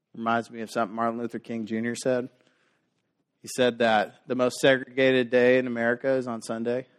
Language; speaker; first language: English; native; English